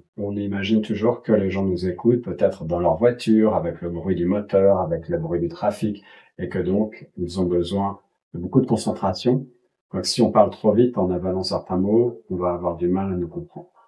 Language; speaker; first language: French; native; French